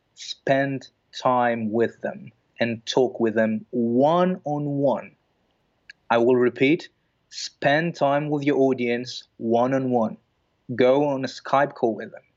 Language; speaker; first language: English; non-native, fluent; Greek